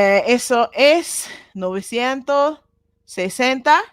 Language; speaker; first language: Spanish; non-native, learner; Japanese